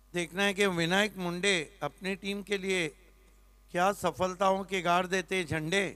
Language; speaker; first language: Hindi; non-native, local second language; Marathi